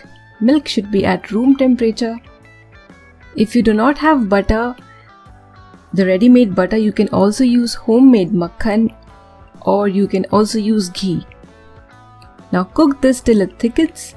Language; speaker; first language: English; non-native, local second language; Hindi